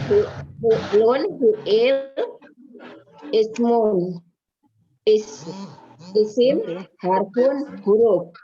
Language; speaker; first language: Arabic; non-native, learner; Indonesian